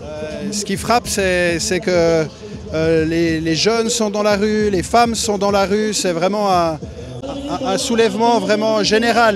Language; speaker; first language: French; native; French